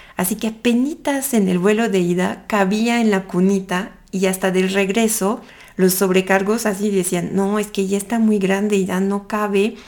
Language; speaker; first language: Spanish; non-native, fluent; French